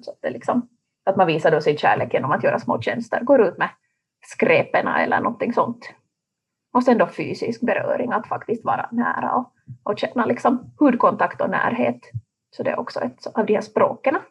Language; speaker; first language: Swedish; native; Swedish